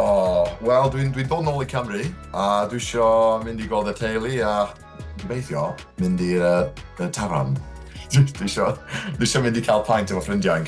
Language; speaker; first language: Welsh; non-native, local second language; English